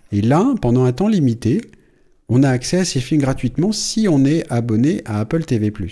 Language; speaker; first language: French; native; French